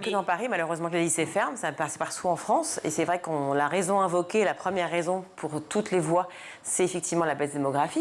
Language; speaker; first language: French; native; French